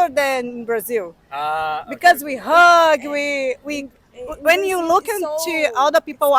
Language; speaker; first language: English; non-native, learner; Portuguese